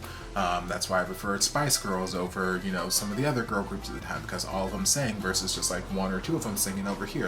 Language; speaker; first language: English; native; English